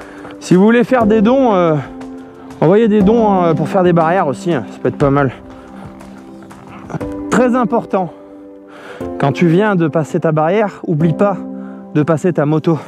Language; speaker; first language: French; native; French